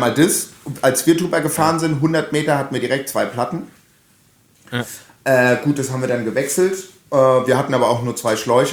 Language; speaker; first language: German; native; German